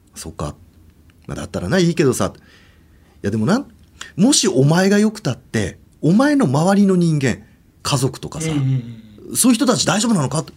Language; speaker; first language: Japanese; native; Japanese